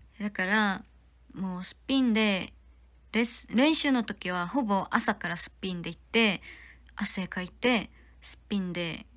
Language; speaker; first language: Japanese; non-native, fluent; Korean